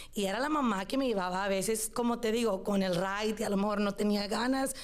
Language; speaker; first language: Spanish; early bilingual, other home language; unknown